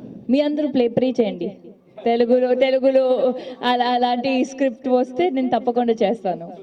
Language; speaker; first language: Telugu; non-native, fluent; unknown